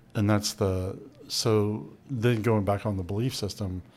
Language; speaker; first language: English; native; English